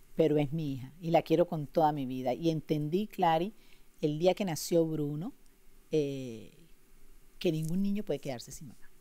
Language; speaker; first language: Spanish; native; Spanish